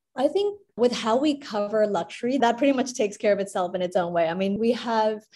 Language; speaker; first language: English; non-native, local second language; Cantonese